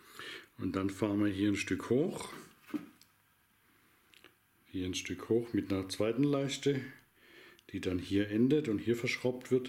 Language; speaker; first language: German; native; German